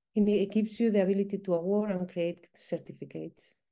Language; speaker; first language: English; non-native, fluent; Spanish